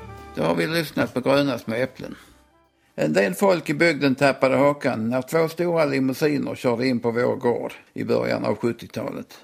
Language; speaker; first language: Swedish; native; Swedish